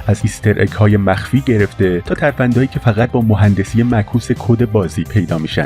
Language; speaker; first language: Persian; native; Persian